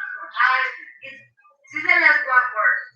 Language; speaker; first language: English; non-native, learner; Spanish